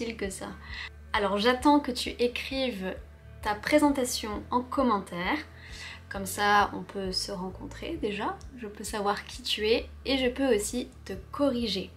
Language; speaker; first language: French; native; French